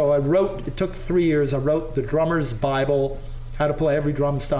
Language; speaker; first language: English; native; English